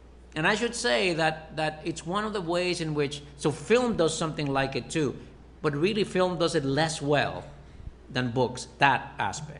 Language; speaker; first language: English; early bilingual, other home language; Spanish